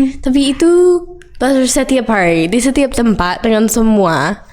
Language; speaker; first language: Indonesian; non-native, learner; English